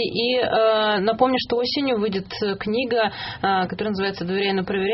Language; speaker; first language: Russian; native; Russian